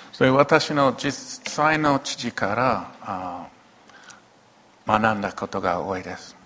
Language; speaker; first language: Japanese; non-native, local second language; English